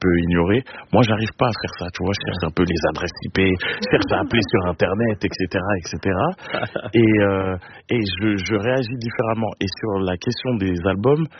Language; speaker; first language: French; native; French